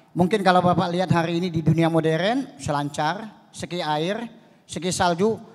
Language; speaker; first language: Indonesian; native; Indonesian